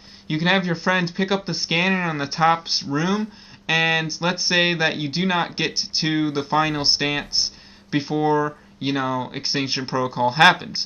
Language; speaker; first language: English; native; English